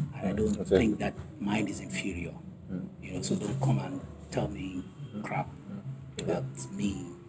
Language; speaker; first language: English; non-native, local second language; Yoruba